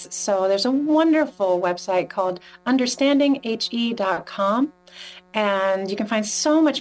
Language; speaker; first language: English; native; English